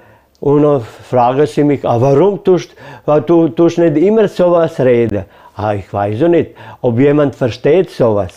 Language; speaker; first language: German; early bilingual, heritage; German